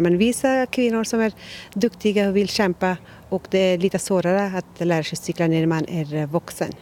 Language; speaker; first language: Swedish; non-native, learner; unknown